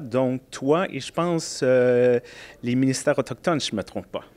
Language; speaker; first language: French; native; French